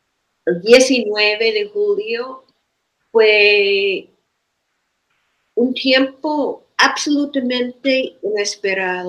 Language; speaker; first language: Spanish; non-native, fluent; English